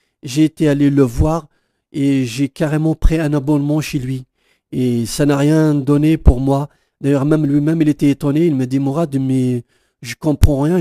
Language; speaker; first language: French; non-native, local second language; Kabyle